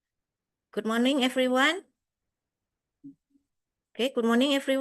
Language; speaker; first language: English; non-native, fluent; Indonesian